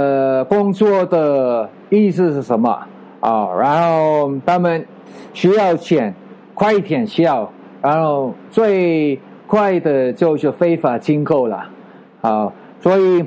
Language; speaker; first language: Chinese; non-native, fluent; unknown